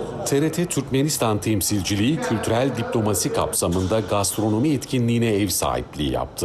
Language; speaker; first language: Turkish; native; Turkish